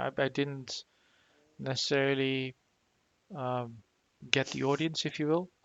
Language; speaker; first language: English; non-native, fluent; Dutch